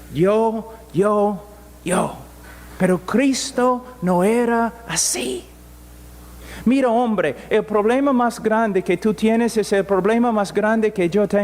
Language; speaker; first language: Spanish; non-native, fluent; English